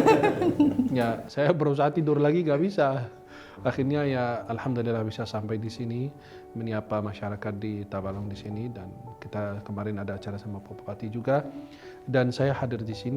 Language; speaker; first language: Indonesian; non-native, fluent; Arabic